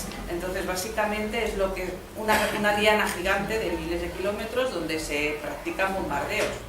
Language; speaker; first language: Spanish; native; Spanish